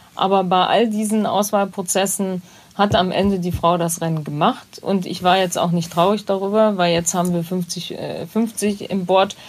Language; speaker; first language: German; native; German